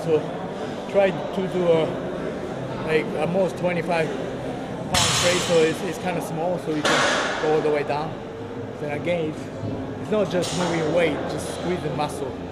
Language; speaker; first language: English; non-native, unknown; Japanese